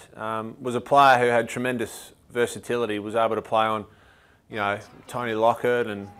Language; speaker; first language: English; native; English